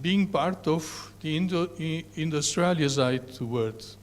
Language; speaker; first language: English; non-native, fluent; Romanian